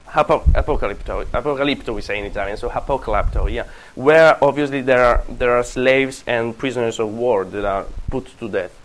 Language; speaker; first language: English; non-native, fluent; Italian